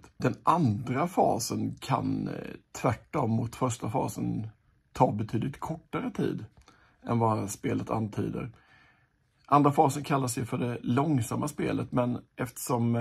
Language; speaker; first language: Swedish; native; Swedish